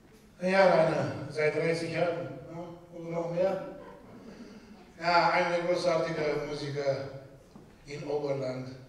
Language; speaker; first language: German; non-native, fluent; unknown